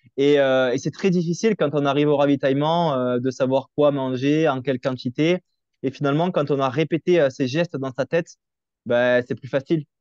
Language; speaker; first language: French; native; French